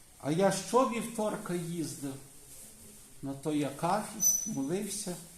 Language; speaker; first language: Ukrainian; native; Ukrainian